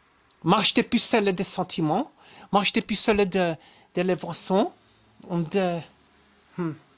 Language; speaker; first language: French; non-native, learner; German